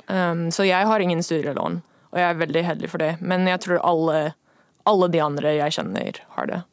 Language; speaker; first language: Norwegian; non-native, fluent; English